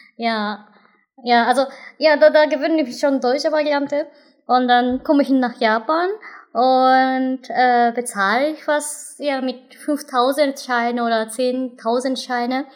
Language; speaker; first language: German; non-native, fluent; Japanese